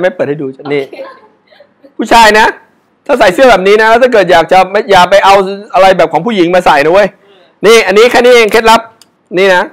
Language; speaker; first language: Thai; native; Thai